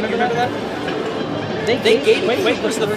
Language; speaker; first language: English; native; English